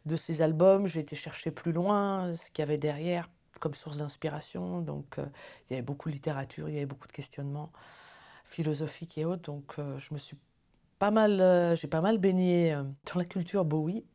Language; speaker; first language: French; native; French